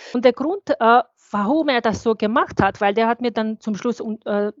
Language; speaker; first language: German; non-native, fluent; Bosnian